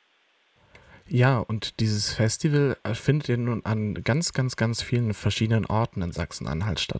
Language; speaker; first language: German; native; German